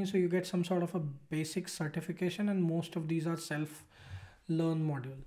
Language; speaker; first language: English; non-native, local second language; Hindi